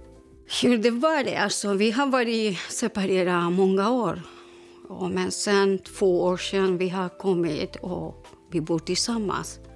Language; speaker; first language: Swedish; non-native, learner; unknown